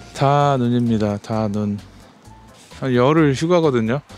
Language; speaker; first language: Korean; native; Korean